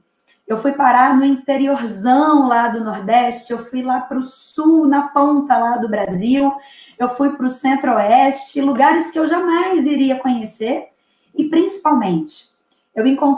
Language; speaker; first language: Portuguese; native; Portuguese